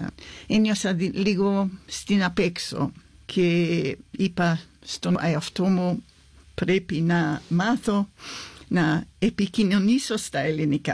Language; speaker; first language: Greek; non-native, fluent; English